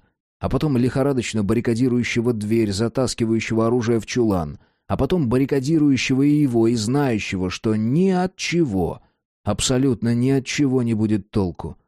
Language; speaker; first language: Russian; native; Russian